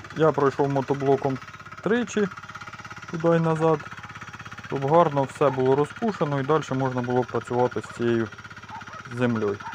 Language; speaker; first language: Ukrainian; non-native, local second language; Russian